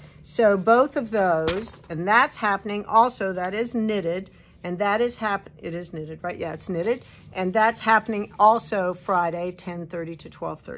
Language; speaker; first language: English; native; English